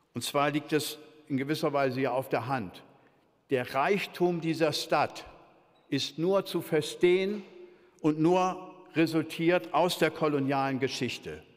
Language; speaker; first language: German; native; German